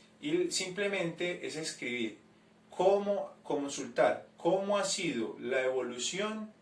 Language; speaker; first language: Spanish; native; Spanish